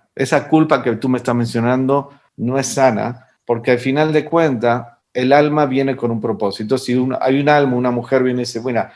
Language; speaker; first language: Spanish; native; Spanish